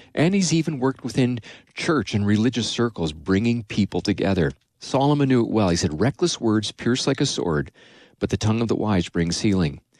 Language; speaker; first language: English; native; English